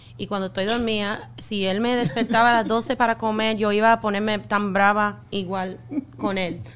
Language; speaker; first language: Spanish; non-native, fluent; English